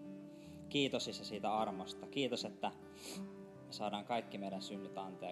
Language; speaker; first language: Finnish; native; Finnish